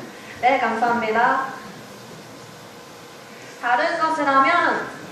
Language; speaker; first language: Korean; non-native, learner; Japanese